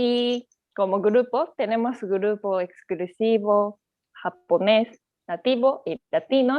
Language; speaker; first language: Spanish; non-native, learner; Japanese